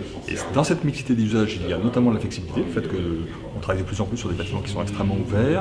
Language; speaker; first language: French; native; French